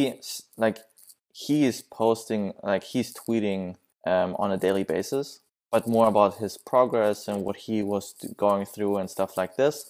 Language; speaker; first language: English; non-native, fluent; German